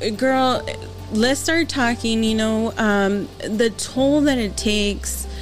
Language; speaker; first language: English; early bilingual, other home language; Spanish